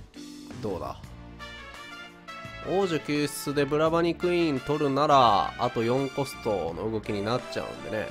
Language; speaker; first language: Japanese; native; Japanese